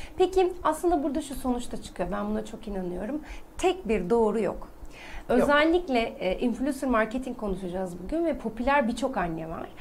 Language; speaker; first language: Turkish; native; Turkish